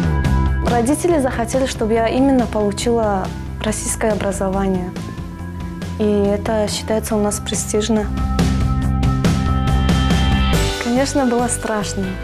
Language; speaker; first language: Russian; non-native, fluent; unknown